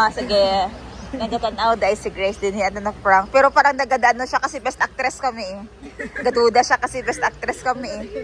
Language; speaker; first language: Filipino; non-native, local second language; Cebuano